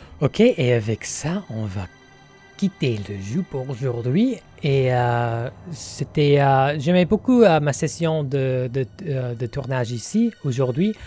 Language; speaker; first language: French; non-native, learner; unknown